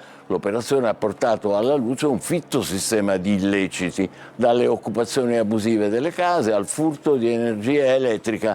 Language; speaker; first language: Italian; native; Italian